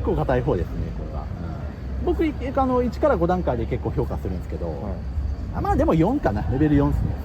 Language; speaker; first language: Japanese; native; Japanese